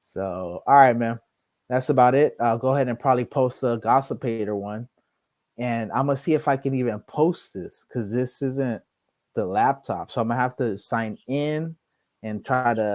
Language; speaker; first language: English; native; English